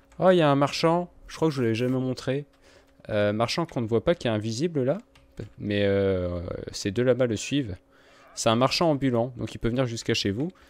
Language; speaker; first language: French; native; French